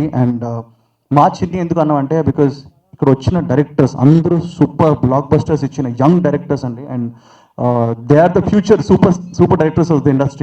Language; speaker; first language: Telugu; native; Telugu